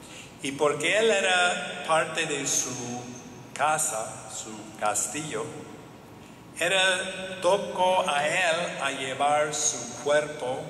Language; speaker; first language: Spanish; non-native, learner; English